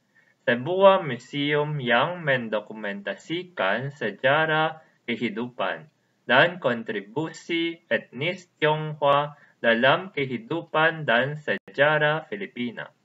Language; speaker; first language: Indonesian; non-native, learner; Filipino